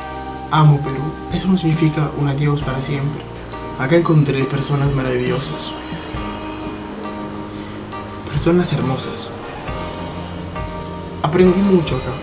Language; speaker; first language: Spanish; early bilingual, heritage; Spanish